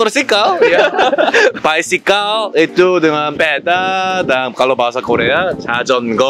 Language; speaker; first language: Indonesian; non-native, fluent; Korean